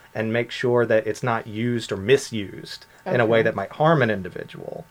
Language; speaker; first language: English; native; English